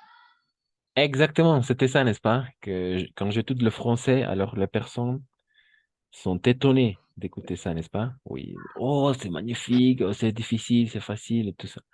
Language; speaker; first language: French; non-native, fluent; Spanish